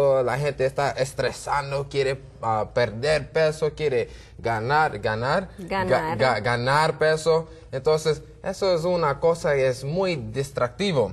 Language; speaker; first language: Spanish; non-native, learner; English